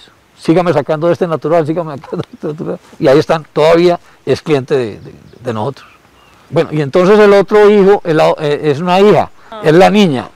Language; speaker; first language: Spanish; native; Spanish